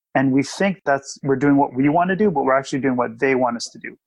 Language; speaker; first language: English; native; English